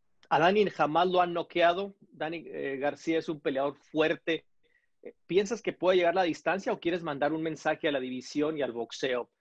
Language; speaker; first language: Spanish; native; Spanish